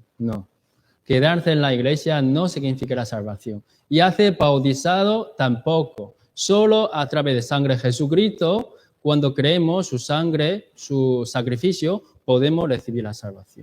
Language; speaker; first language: Spanish; non-native, learner; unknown